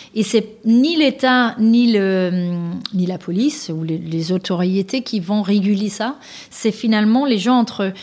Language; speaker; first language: French; non-native, fluent; Danish